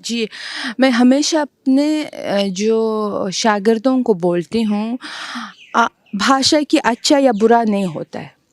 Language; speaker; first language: Hindi; non-native, fluent; Uzbek